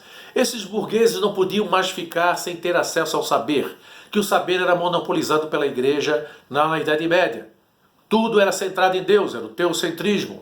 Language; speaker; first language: Portuguese; native; Portuguese